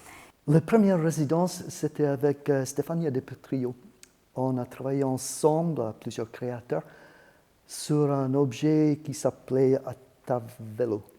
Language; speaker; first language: French; non-native, fluent; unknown